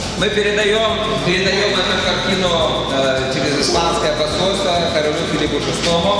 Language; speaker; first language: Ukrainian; non-native, local second language; Russian